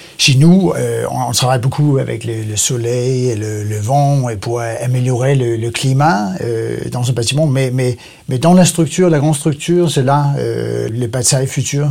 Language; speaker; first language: French; non-native, learner; Danish